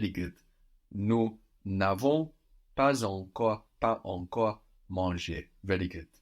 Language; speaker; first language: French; non-native, fluent; English